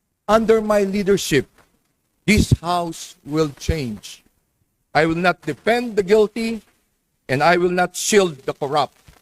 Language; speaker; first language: English; non-native, local second language; Iloko